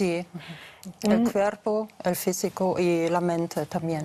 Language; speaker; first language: Spanish; non-native, fluent; German